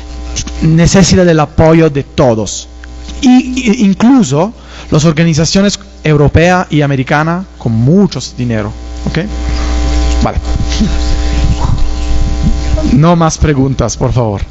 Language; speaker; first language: Spanish; non-native, fluent; Italian